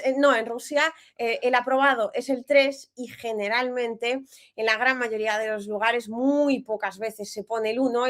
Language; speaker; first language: Spanish; non-native, fluent; Russian